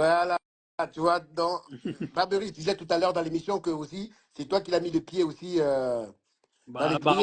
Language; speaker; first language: French; native; French